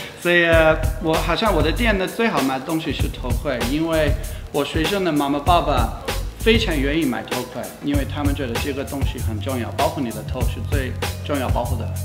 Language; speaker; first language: Chinese; non-native, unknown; English